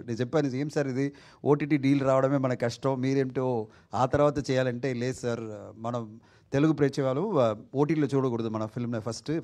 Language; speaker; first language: Telugu; non-native, fluent; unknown